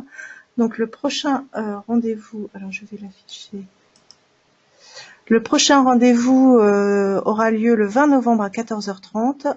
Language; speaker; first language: French; native; French